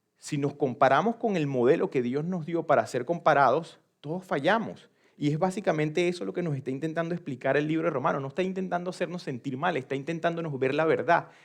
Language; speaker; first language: Spanish; native; Spanish